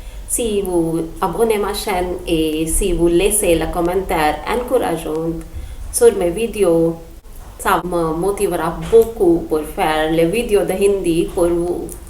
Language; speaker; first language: French; non-native, fluent; Hindi